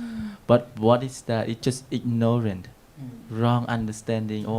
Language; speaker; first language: English; non-native, learner; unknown